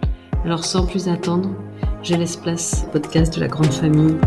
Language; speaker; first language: French; native; French